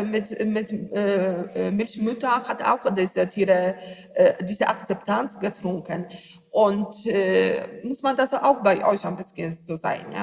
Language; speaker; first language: German; non-native, learner; Polish